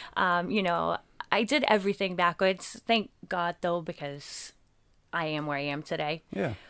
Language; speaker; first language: English; native; English